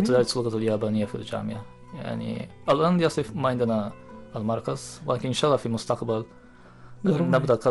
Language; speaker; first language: Arabic; non-native, learner; Japanese